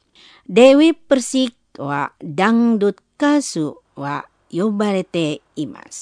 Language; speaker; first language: Japanese; non-native, fluent; Indonesian